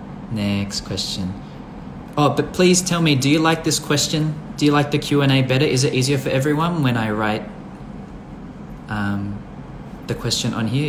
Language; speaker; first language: English; early bilingual, other home language; Thai